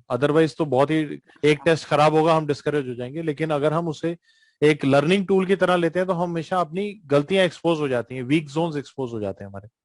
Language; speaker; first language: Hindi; native; Hindi